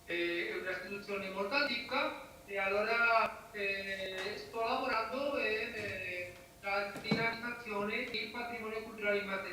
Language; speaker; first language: Italian; non-native, learner; Spanish